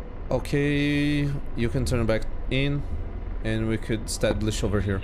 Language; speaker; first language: English; non-native, fluent; Portuguese